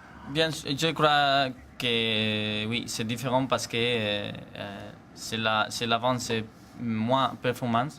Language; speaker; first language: French; non-native, learner; Spanish